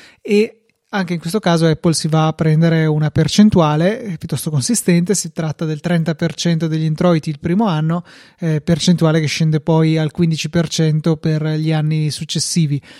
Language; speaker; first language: Italian; native; Italian